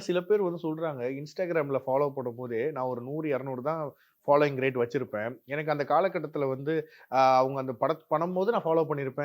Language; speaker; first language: Tamil; native; Tamil